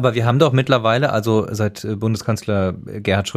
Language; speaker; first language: German; native; German